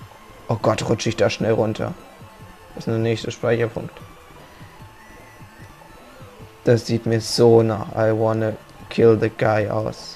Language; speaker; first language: German; native; German